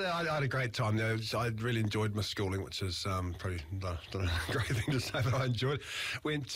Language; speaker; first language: English; native; English